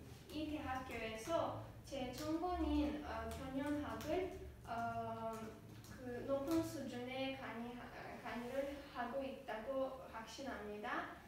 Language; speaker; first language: Korean; non-native, learner; Azerbaijani